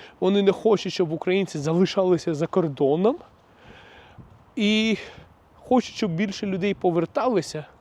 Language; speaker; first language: Ukrainian; non-native, local second language; Russian